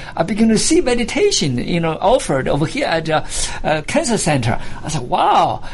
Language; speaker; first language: English; non-native, fluent; Chinese